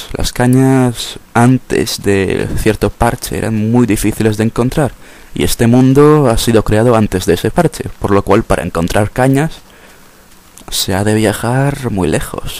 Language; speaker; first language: Spanish; native; Spanish